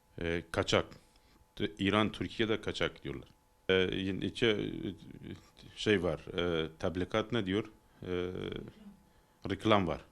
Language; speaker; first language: Turkish; non-native, learner; Persian